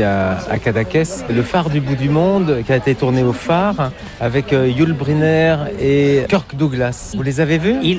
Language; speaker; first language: French; native; French